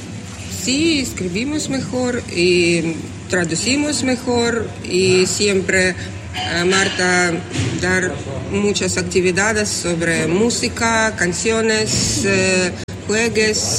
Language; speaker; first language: Spanish; non-native, learner; Russian